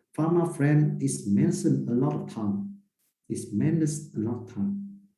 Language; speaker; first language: English; non-native, fluent; Vietnamese